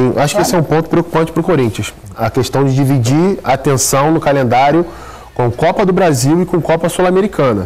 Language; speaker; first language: Portuguese; native; Portuguese